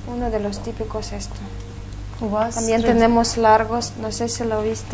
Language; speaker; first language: Spanish; non-native, fluent; Russian